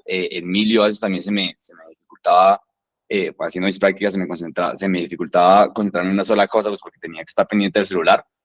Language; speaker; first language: Spanish; native; Spanish